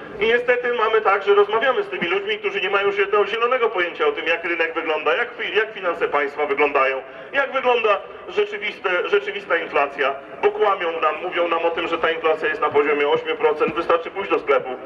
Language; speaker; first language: Polish; native; Polish